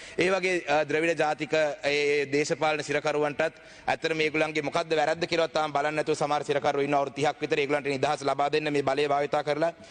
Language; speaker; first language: Sinhala; non-native, local second language; Tamil